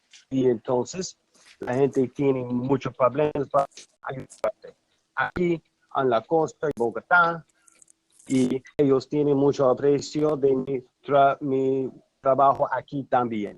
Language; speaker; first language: Spanish; non-native, learner; English